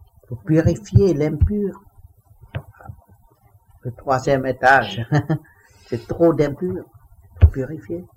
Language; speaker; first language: French; non-native, learner; Vietnamese